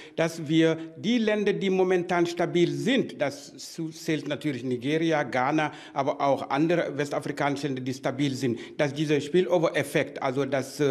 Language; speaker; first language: German; non-native, fluent; Wolof